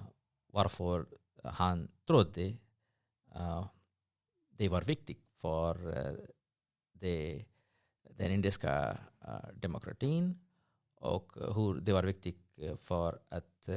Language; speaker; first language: Swedish; non-native, fluent; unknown